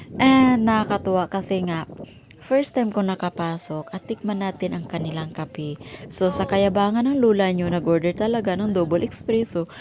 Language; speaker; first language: Filipino; non-native, local second language; Cebuano